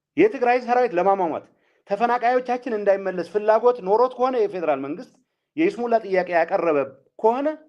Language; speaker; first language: Amharic; non-native, local second language; Tigrinya